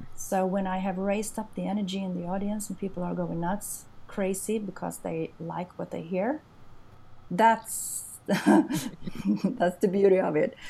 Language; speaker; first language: English; non-native, fluent; Swedish